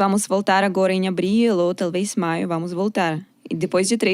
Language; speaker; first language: Portuguese; non-native, learner; Russian